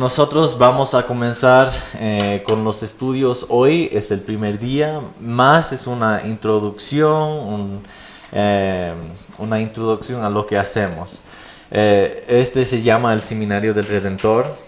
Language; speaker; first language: Spanish; non-native, fluent; English